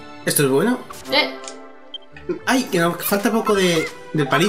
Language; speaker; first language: Spanish; native; Spanish